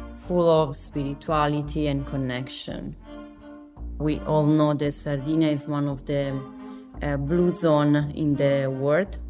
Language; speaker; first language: English; non-native, fluent; Italian